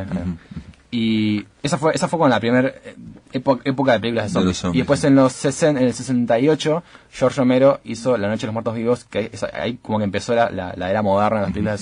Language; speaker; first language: Spanish; native; Spanish